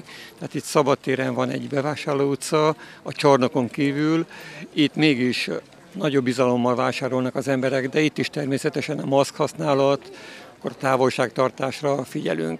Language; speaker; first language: Hungarian; native; Hungarian